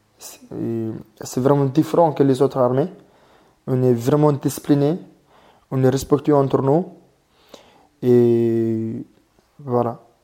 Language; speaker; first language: French; non-native, learner; Mongolian